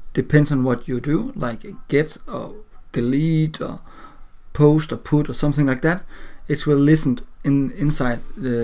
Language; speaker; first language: English; non-native, learner; Danish